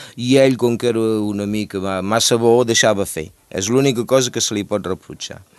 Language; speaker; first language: Catalan; native; Catalan